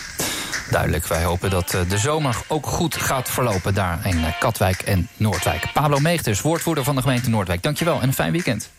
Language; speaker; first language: Dutch; native; Dutch